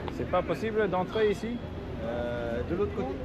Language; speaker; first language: French; non-native, learner; English